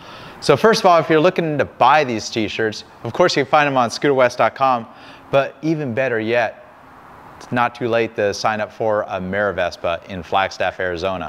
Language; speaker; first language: English; native; English